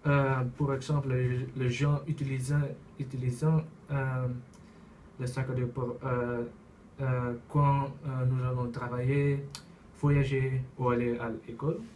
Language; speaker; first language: French; non-native, learner; Dutch